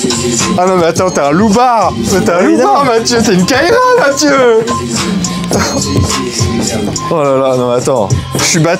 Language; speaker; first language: French; native; French